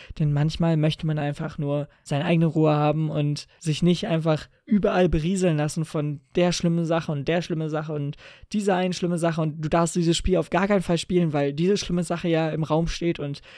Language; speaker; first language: German; native; German